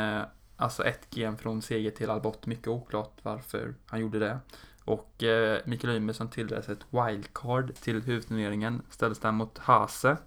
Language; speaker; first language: Swedish; native; Swedish